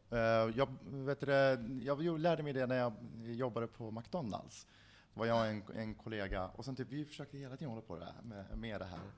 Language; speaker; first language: Swedish; early bilingual, other home language; Central Kurdish